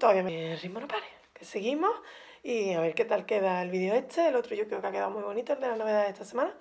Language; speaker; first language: Spanish; native; Spanish